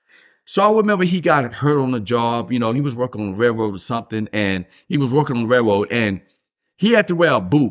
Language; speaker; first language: English; native; English